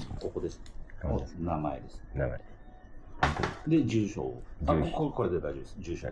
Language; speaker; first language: Japanese; native; Japanese